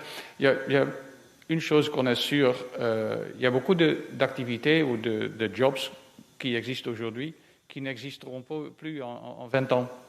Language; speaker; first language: French; non-native, fluent; Dutch